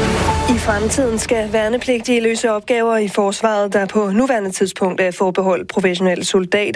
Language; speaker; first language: Danish; native; Danish